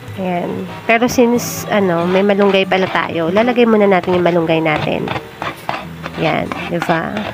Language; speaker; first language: Filipino; non-native, local second language; Aklanon